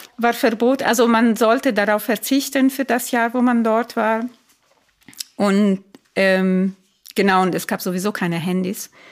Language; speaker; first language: German; non-native, fluent; Spanish